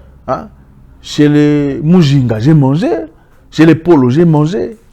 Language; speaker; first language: French; native; French